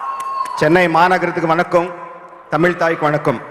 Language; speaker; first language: Tamil; non-native, local second language; Telugu